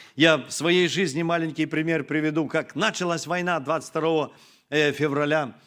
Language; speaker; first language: Russian; non-native, local second language; Ukrainian